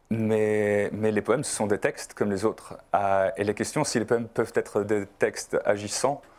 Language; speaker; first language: French; non-native, fluent; Polish